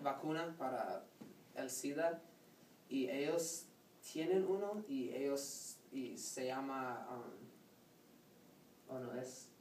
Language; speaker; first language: Spanish; non-native, learner; English